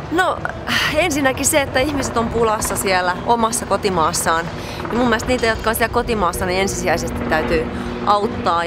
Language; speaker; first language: Finnish; native; Finnish